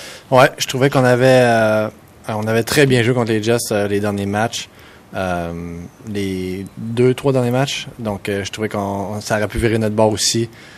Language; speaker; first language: French; native; French